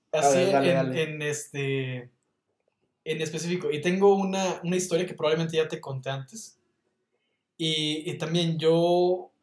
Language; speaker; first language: Spanish; native; Spanish